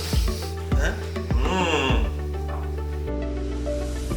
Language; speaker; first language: French; native; French